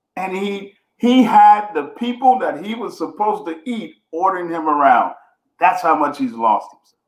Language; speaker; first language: English; native; English